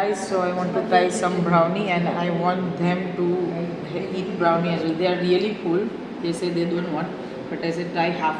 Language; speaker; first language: English; non-native, local second language; Gujarati